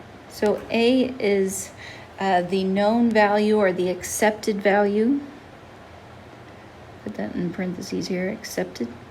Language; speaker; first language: English; native; English